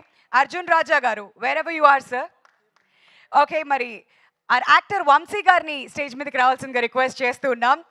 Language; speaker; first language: Telugu; native; Telugu